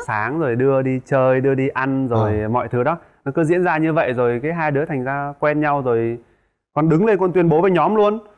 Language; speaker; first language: Vietnamese; non-native, local second language; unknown